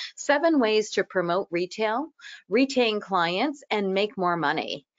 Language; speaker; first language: English; native; English